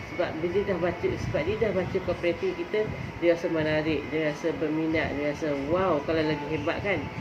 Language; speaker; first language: Malay; native; Malay